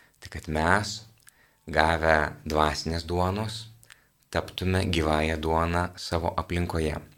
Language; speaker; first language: Lithuanian; native; Lithuanian